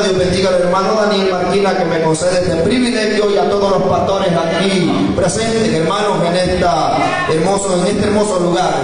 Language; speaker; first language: Spanish; native; Spanish